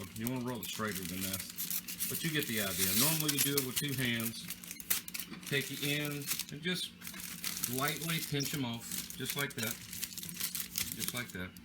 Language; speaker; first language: English; native; English